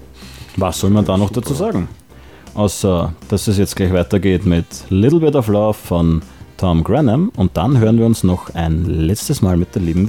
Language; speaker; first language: German; native; German